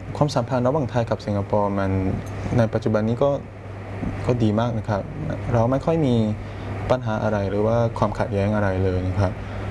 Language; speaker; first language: Thai; non-native, fluent; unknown